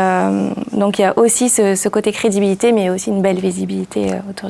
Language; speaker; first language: French; native; French